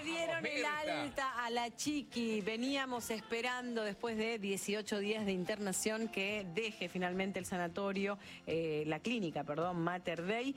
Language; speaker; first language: Spanish; native; Spanish